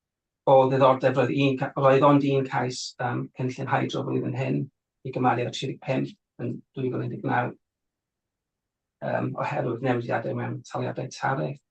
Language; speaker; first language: Welsh; native; Welsh